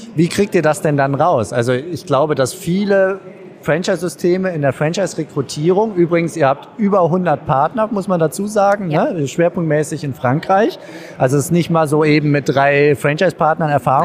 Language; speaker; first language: German; native; German